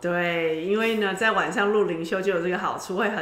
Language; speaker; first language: Chinese; native; Chinese